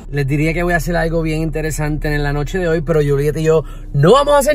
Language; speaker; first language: Spanish; native; Spanish